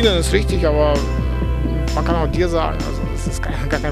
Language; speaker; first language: German; non-native, fluent; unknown